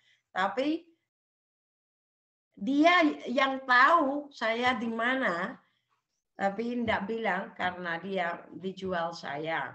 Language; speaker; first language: Indonesian; non-native, local second language; Javanese